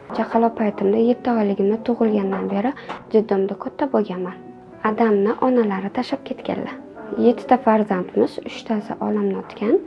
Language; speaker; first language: Uzbek; native; Uzbek